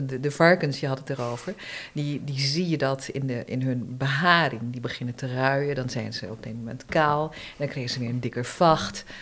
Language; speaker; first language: Dutch; early bilingual, other home language; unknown